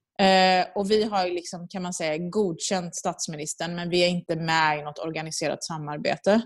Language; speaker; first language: Swedish; early bilingual, other home language; Persian